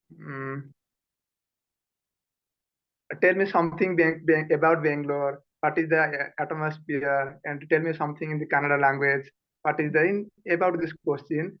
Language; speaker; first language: English; non-native, learner; Odia